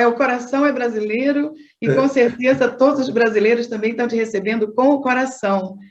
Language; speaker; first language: Portuguese; native; Portuguese